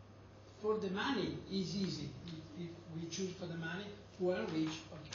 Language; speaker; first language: English; non-native, learner; Italian